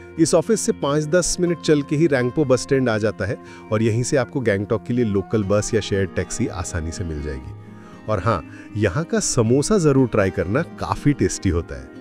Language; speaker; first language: Hindi; non-native, fluent; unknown